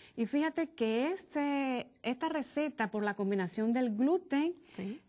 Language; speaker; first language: Spanish; native; Spanish